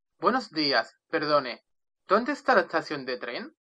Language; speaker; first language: Spanish; non-native, learner; Russian